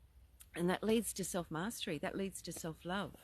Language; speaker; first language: English; native; English